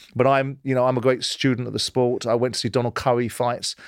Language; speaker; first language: English; native; English